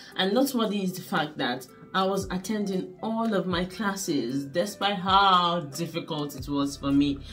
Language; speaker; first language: English; non-native, local second language; Igbo